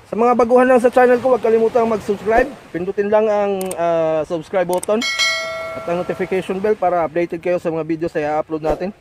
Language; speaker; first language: Filipino; non-native, local second language; Cebuano